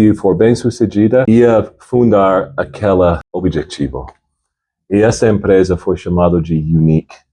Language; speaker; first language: Portuguese; non-native, fluent; English